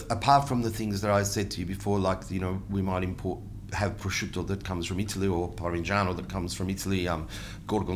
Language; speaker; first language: English; non-native, local second language; Italian